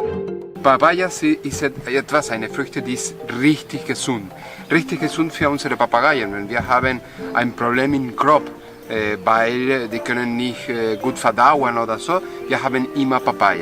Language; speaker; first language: German; non-native, fluent; Spanish